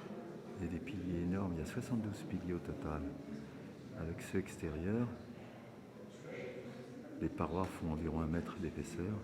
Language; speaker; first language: French; native; French